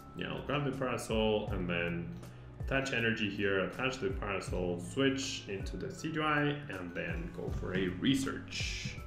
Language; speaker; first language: English; non-native, fluent; Spanish